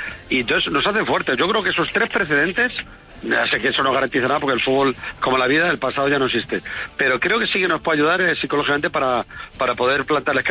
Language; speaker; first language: Spanish; native; Spanish